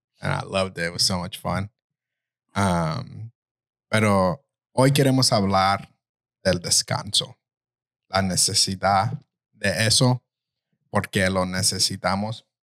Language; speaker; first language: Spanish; early bilingual, heritage; Spanish